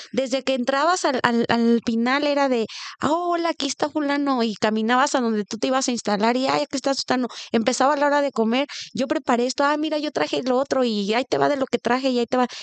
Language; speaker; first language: Spanish; native; Spanish